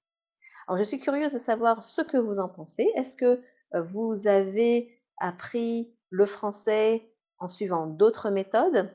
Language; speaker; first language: French; native; French